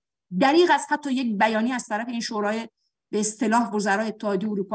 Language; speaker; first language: Persian; native; Persian